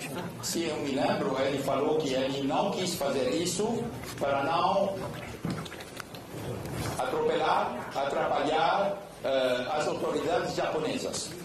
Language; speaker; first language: Portuguese; non-native, fluent; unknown